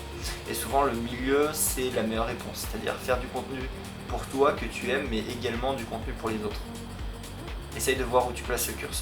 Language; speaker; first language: French; native; French